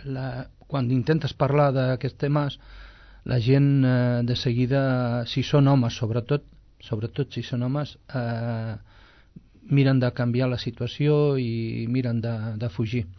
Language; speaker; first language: Catalan; non-native, local second language; Spanish